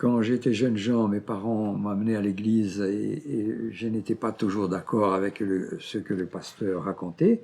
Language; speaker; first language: French; non-native, fluent; Portuguese